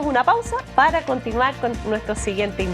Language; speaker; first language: Spanish; native; Spanish